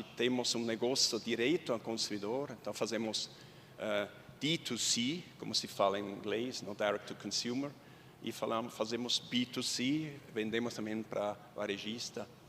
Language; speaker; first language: Portuguese; non-native, fluent; Swiss German